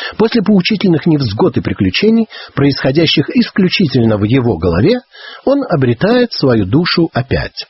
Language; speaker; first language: Russian; native; Russian